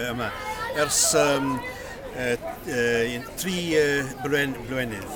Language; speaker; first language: Welsh; non-native, learner; English